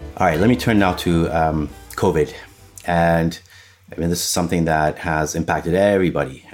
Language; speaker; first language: English; non-native, fluent; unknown